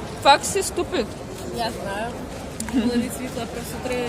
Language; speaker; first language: Czech; non-native, learner; Ukrainian